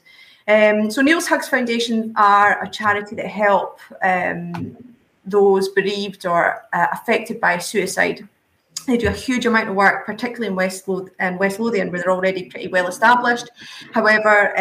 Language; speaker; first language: English; native; English